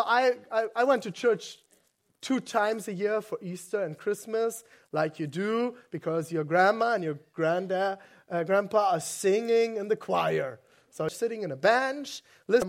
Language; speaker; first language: English; non-native, fluent; German